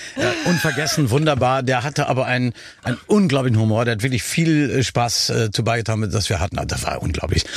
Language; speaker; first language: German; native; German